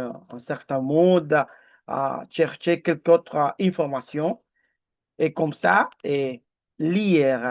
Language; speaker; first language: French; non-native, learner; Spanish